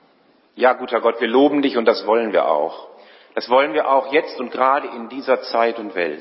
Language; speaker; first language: German; native; German